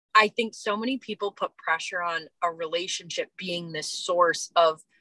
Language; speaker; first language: English; native; English